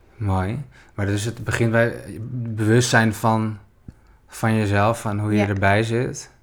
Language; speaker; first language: Dutch; native; Dutch